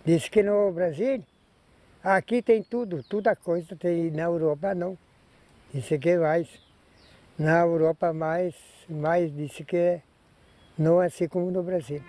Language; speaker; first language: Portuguese; non-native, local second language; Polish